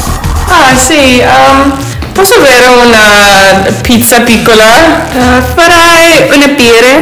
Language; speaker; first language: Italian; non-native, learner; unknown